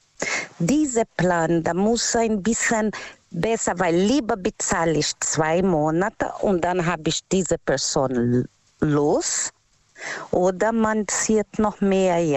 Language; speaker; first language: German; non-native, learner; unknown